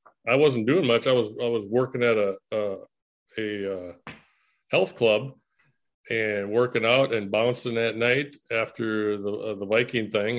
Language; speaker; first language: English; native; English